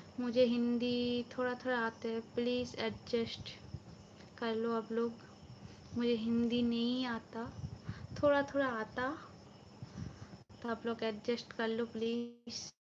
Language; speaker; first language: Hindi; non-native, local second language; Bangla